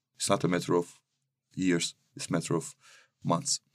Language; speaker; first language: English; non-native, fluent; Turkish